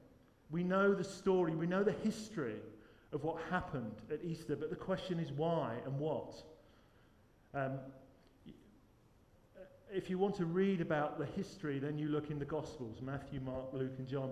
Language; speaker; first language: English; native; English